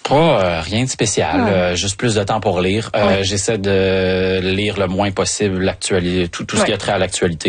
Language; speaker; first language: French; native; French